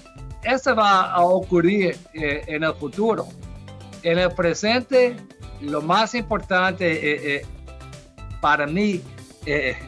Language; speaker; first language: Spanish; non-native, fluent; English